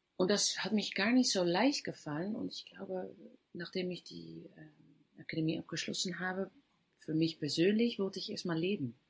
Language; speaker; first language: German; non-native, fluent; Dutch